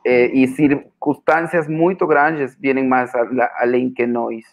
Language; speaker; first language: Portuguese; non-native, fluent; Spanish